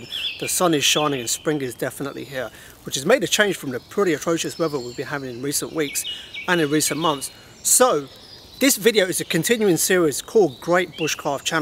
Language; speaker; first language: English; native; English